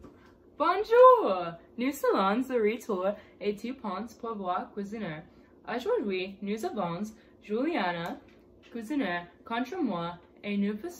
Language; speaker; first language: French; non-native, learner; English